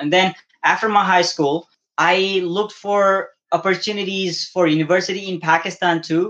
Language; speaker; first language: English; non-native, local second language; Balti